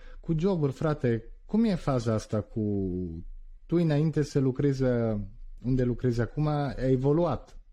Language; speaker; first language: Romanian; early bilingual, heritage; Romanian